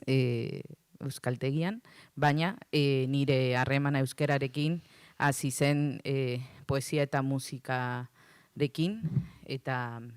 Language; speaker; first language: Basque; non-native, learner; Spanish